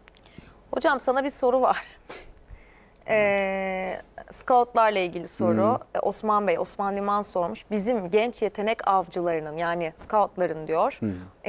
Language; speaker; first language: Turkish; native; Turkish